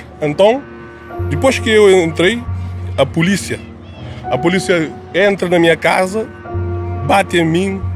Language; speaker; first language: Portuguese; non-native, local second language; Kabuverdianu